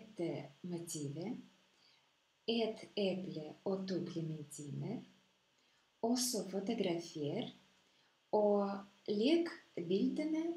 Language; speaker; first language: Norwegian; non-native, fluent; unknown